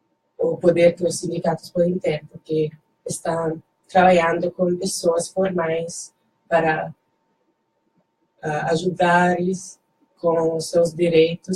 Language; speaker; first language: Portuguese; non-native, learner; Dutch